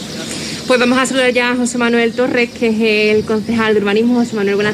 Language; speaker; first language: Spanish; native; Spanish